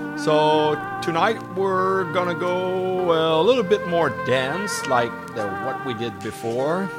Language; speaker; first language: English; non-native, fluent; French